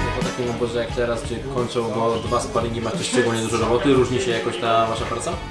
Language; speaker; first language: Polish; native; Polish